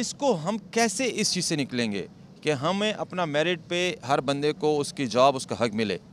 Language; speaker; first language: Urdu; native; Urdu